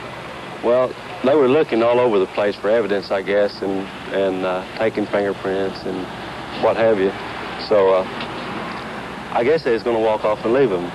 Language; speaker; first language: English; native; English